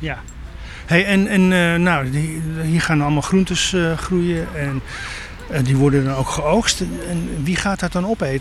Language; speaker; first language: Dutch; native; Dutch